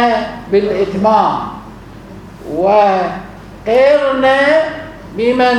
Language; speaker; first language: Arabic; native; Arabic